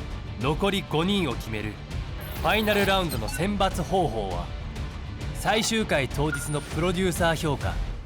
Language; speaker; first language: Japanese; native; Japanese